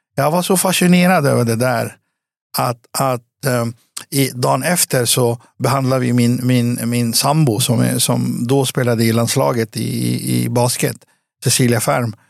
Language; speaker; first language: Swedish; early bilingual, other home language; Arabic